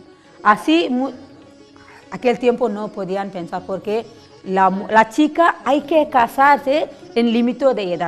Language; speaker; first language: Spanish; non-native, learner; Telugu